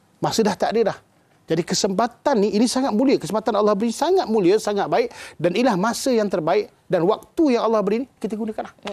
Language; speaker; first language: Malay; native; Malay